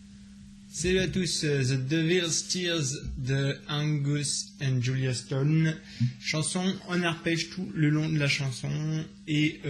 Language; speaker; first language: French; native; French